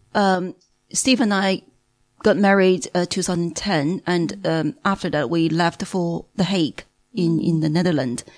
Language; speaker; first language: English; non-native, fluent; Chinese